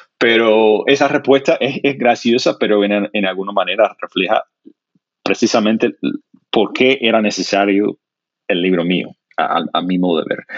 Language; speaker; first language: Spanish; non-native, fluent; English